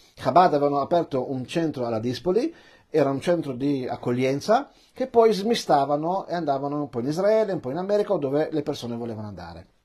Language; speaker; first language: Italian; early bilingual, other home language; Persian